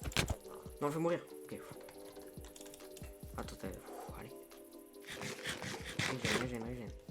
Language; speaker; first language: French; native; French